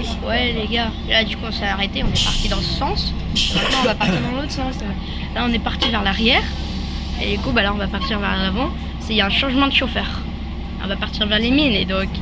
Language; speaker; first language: French; native; French